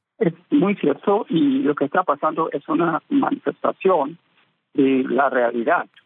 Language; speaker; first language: Spanish; non-native, fluent; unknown